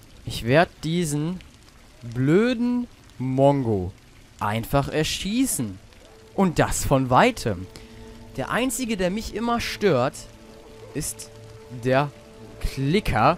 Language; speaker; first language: German; native; German